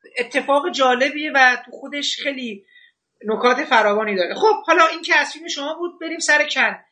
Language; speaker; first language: Persian; native; Persian